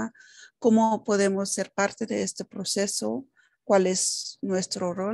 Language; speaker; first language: Spanish; non-native, fluent; Dutch